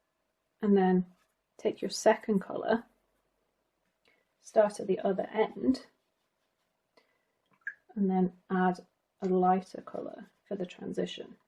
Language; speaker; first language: English; native; English